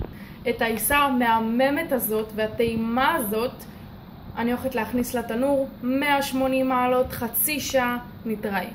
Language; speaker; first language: Hebrew; native; Hebrew